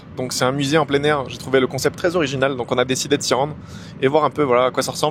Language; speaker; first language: French; native; French